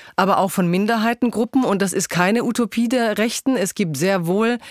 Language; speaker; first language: German; early bilingual, other home language; Croatian